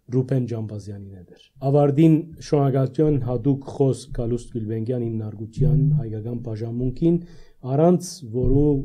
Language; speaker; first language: Armenian; early bilingual, heritage; Armenian